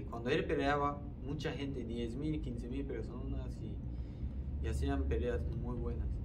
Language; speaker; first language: Spanish; non-native, fluent; Japanese